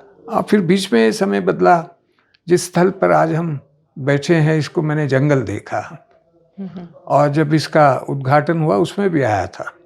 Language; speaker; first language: Hindi; native; Hindi